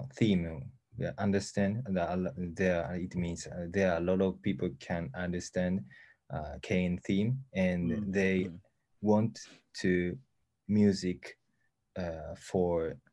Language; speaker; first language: English; non-native, learner; Japanese